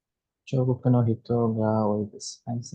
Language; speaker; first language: Japanese; non-native, learner; Bangla